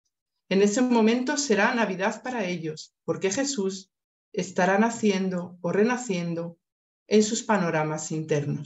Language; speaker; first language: Spanish; native; Spanish